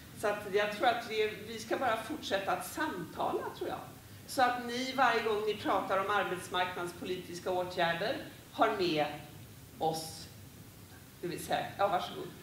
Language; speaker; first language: Swedish; native; Swedish